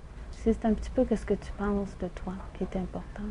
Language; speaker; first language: French; native; French